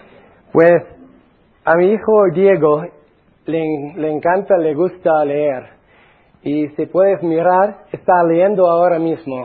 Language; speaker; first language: Spanish; non-native, fluent; English